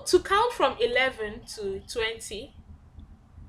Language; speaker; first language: English; non-native, local second language; Igbo